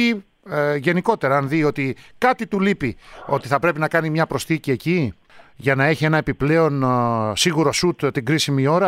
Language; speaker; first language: Greek; native; Greek